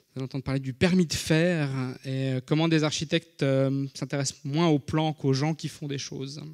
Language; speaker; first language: French; native; French